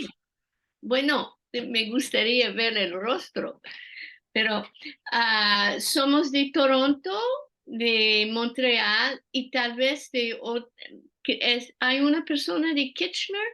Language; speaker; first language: Spanish; non-native, fluent; French